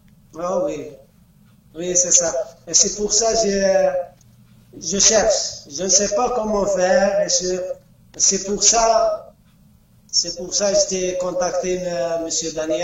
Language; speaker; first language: French; non-native, learner; Arabic